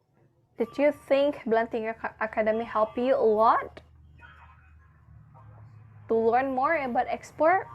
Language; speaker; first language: English; non-native, fluent; Indonesian